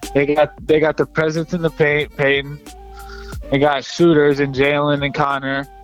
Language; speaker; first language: English; native; English